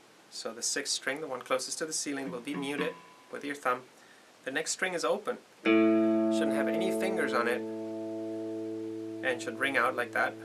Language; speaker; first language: English; native; English